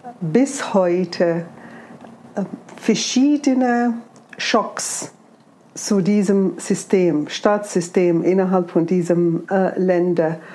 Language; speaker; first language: German; non-native, fluent; Arabic